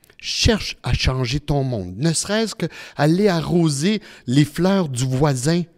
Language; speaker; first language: French; early bilingual, other home language; Italian